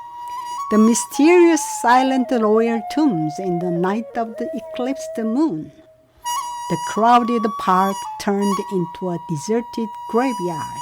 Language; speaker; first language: English; non-native, fluent; Korean